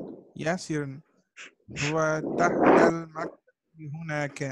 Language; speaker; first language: Arabic; non-native, learner; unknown